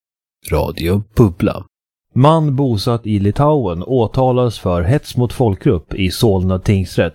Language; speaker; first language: Swedish; native; Swedish